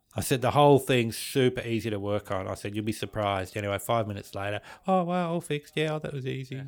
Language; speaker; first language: English; native; English